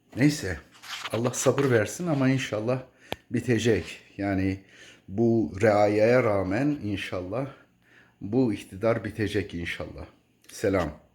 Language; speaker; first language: Turkish; native; Turkish